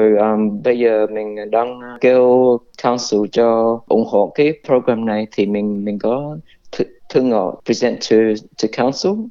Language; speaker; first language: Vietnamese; early bilingual, heritage; Vietnamese